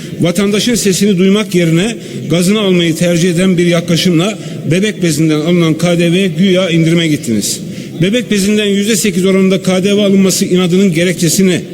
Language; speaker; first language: Turkish; native; Turkish